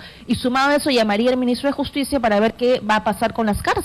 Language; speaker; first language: Spanish; native; Spanish